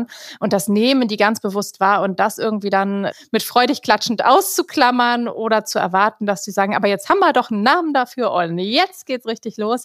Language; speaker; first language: German; native; German